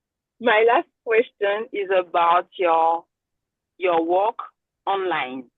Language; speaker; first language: English; non-native, learner; French